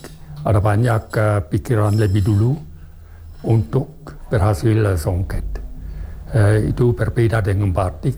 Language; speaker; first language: Indonesian; non-native, fluent; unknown